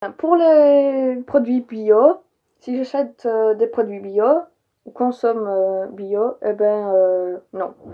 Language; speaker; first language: French; early bilingual, other home language; Polish